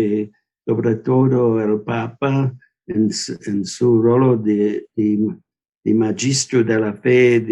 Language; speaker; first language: Spanish; non-native, learner; English